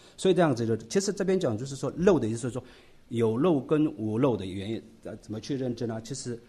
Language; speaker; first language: Chinese; non-native, local second language; Tibetan